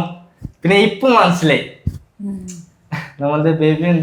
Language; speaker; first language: Malayalam; non-native, local second language; Bangla